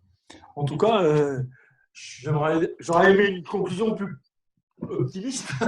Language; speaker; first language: French; native; French